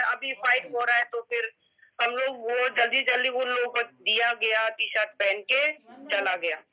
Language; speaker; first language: Hindi; non-native, local second language; Manipuri